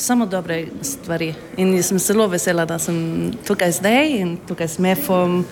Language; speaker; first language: Slovenian; non-native, learner; English